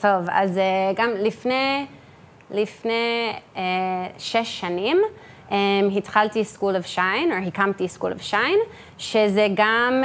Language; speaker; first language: Hebrew; early bilingual, heritage; English